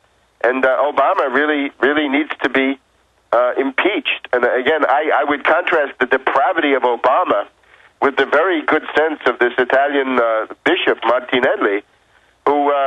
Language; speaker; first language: English; native; English